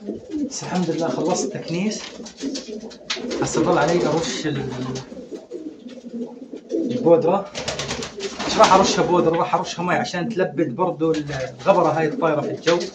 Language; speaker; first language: Arabic; native; Arabic